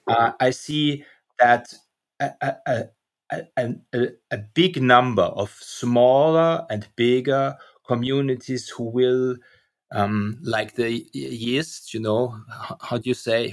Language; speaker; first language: English; non-native, fluent; German